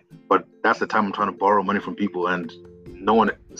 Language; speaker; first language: English; non-native, local second language; Shona